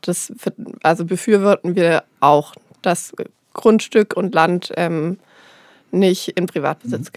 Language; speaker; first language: German; native; German